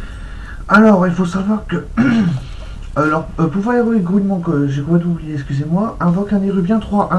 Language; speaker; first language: French; native; French